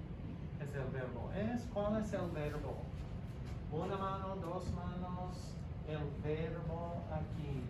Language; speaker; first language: Spanish; non-native, fluent; English